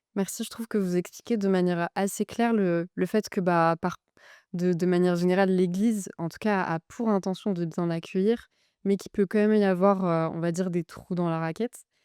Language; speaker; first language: French; native; French